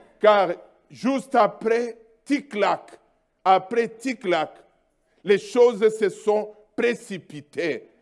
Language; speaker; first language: French; non-native, local second language; Luba-Lulua